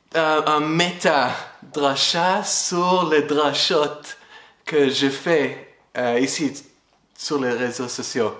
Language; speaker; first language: French; non-native, fluent; English